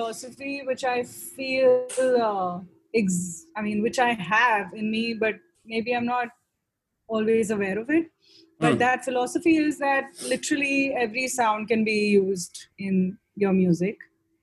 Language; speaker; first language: English; non-native, local second language; Hindi